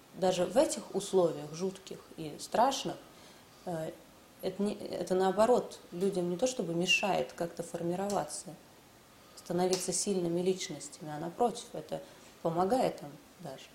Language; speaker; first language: Russian; native; Russian